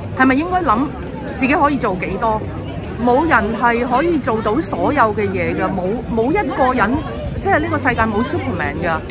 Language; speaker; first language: Chinese; non-native, local second language; Cantonese